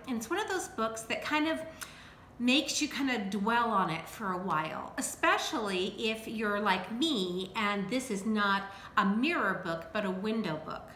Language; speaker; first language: English; native; English